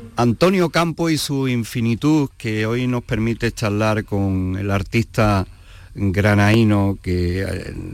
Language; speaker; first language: Spanish; native; Spanish